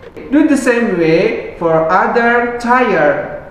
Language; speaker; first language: English; non-native, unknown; Indonesian